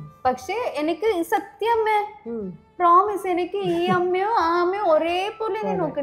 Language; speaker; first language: Malayalam; non-native, learner; Kannada